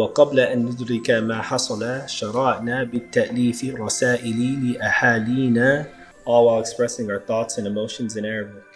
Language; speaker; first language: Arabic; non-native, fluent; English